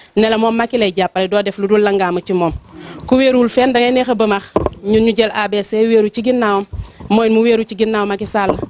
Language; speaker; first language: Wolof; non-native, local second language; Fula